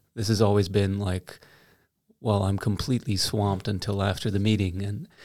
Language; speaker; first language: English; native; English